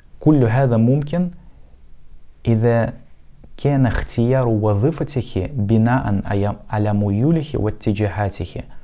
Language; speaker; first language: Arabic; non-native, fluent; Russian